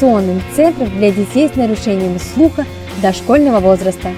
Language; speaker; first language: Russian; native; Russian